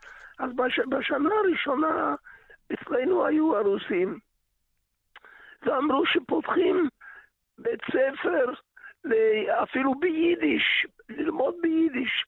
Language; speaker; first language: Hebrew; early bilingual, other home language; Yiddish